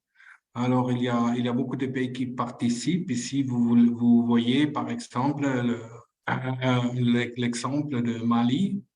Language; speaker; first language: French; non-native, fluent; Spanish